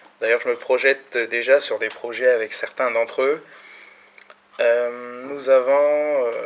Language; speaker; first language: French; early bilingual, other home language; Malagasy